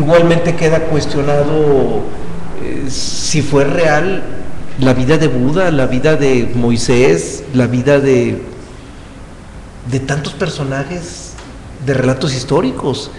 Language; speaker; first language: Spanish; native; Spanish